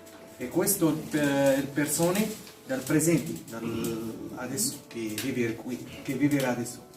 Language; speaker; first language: Italian; non-native, learner; Arabic